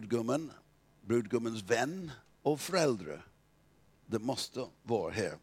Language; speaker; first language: Swedish; non-native, fluent; English